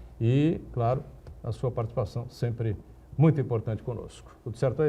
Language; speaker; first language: Portuguese; native; Portuguese